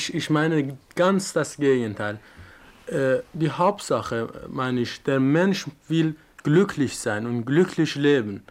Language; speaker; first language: German; non-native, learner; Persian